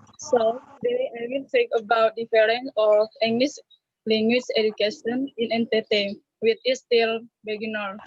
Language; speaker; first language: English; non-native, learner; Indonesian